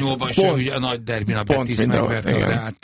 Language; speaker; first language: Hungarian; native; Hungarian